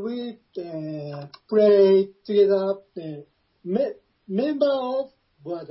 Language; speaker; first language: English; non-native, learner; Japanese